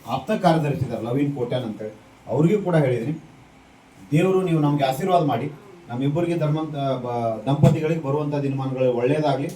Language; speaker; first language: Kannada; native; Kannada